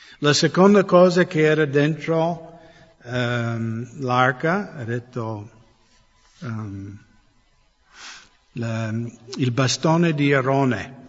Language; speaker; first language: Italian; non-native, fluent; English